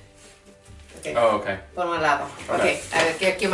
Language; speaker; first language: Spanish; early bilingual, heritage; English